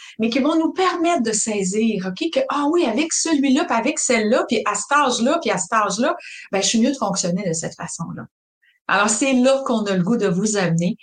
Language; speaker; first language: French; native; French